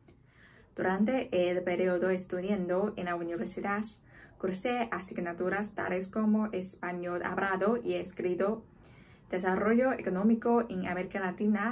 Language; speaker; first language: Spanish; non-native, fluent; Chinese